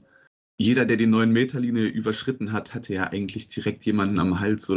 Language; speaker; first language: German; native; German